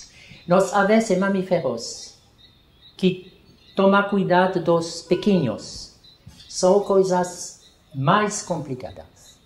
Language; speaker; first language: Portuguese; non-native, learner; French